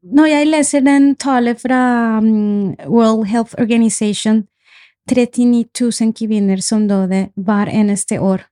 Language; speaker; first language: Norwegian; non-native, fluent; Spanish